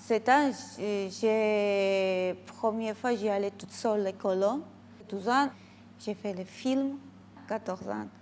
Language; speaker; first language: French; non-native, learner; Georgian